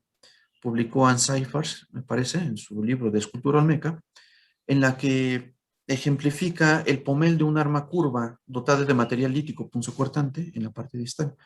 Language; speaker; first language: Spanish; native; Spanish